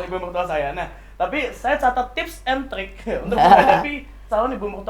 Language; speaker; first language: Indonesian; native; Indonesian